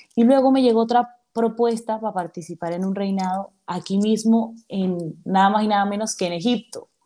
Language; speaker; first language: Spanish; native; Spanish